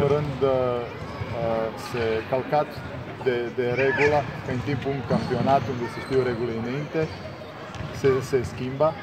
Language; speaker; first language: Romanian; non-native, fluent; Serbian